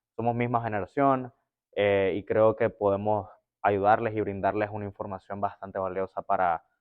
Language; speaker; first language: Spanish; early bilingual, other home language; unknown